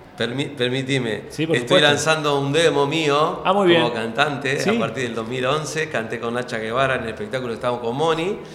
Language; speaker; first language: Spanish; native; Spanish